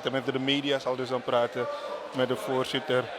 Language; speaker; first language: Dutch; native; Dutch